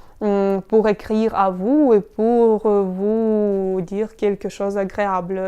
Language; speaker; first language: French; non-native, fluent; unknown